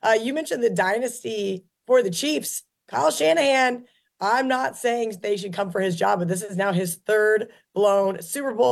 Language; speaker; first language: English; native; English